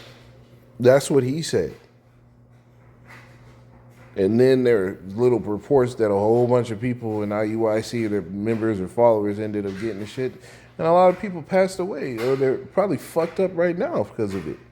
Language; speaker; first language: English; native; English